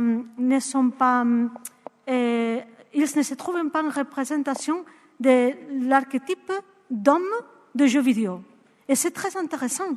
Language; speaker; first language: French; non-native, learner; Spanish